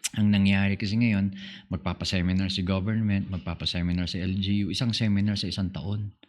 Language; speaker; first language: Filipino; non-native, local second language; Iloko